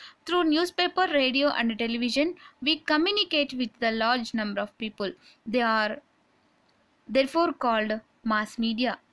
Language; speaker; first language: English; non-native, local second language; Telugu